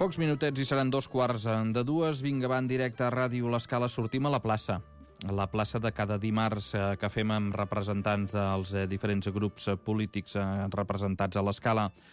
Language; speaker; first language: Catalan; native; Catalan